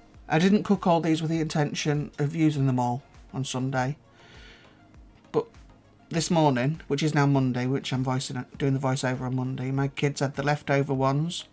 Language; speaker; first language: English; native; English